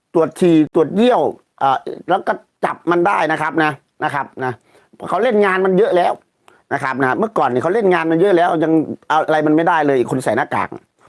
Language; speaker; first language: Thai; native; Thai